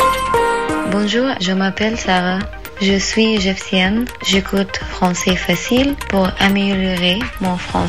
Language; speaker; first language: French; non-native, learner; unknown